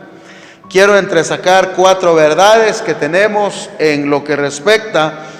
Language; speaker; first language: Spanish; native; Spanish